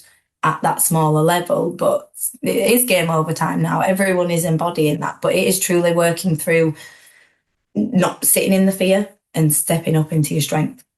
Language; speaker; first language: English; native; English